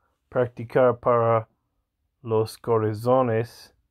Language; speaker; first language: Spanish; non-native, learner; English